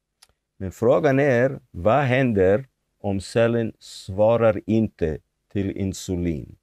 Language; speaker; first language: Swedish; non-native, fluent; Hebrew